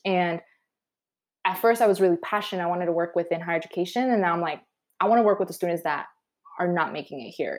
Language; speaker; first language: English; early bilingual, other home language; Spanish